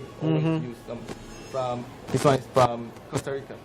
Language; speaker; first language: English; non-native, fluent; Korean